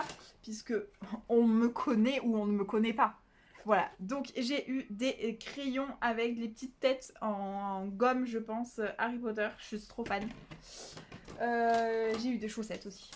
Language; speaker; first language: French; native; French